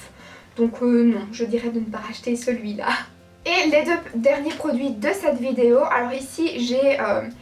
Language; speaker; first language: French; native; French